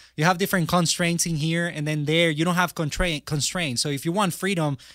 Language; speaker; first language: English; non-native, fluent; Spanish